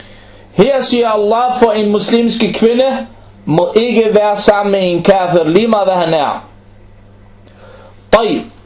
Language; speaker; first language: Danish; non-native, fluent; Arabic